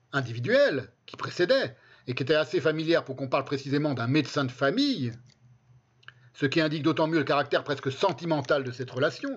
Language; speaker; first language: French; native; French